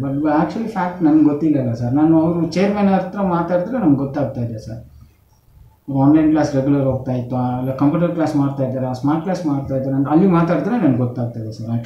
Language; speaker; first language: Kannada; non-native, local second language; Tamil